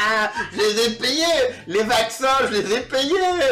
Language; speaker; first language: French; native; French